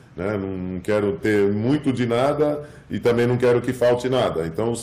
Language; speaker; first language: Portuguese; early bilingual, other home language; English